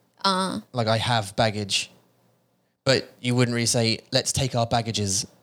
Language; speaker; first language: English; native; English